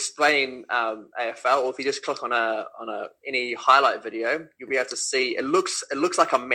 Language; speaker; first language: English; native; English